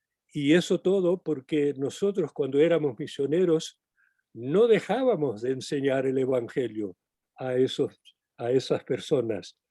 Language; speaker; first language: Spanish; non-native, fluent; English